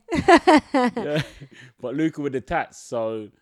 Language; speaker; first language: English; early bilingual, other home language; Yoruba